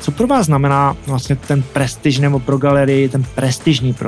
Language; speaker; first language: Czech; native; Czech